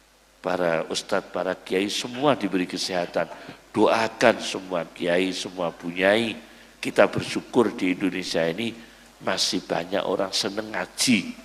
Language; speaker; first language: Indonesian; native; Indonesian